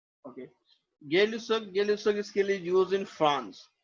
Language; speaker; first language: English; non-native, local second language; Hindi